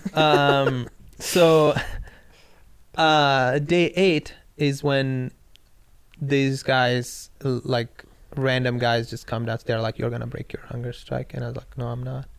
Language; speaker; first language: English; non-native, local second language; Pashto